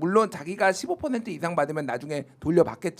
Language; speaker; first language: Korean; native; Korean